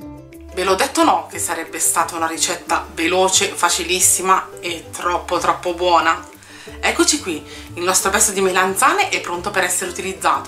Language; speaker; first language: Italian; native; Italian